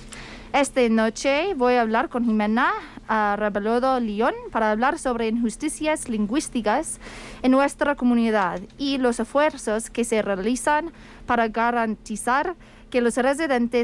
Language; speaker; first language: Spanish; non-native, fluent; English